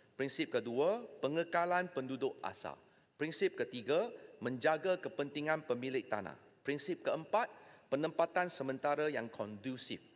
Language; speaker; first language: Malay; non-native, local second language; Chinese